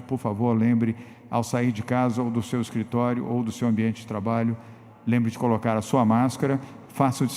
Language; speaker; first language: Portuguese; native; Portuguese